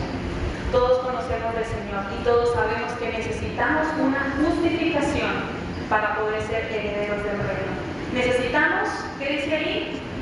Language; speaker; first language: Spanish; native; Spanish